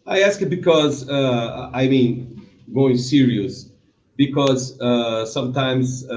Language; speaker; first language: English; non-native, learner; Portuguese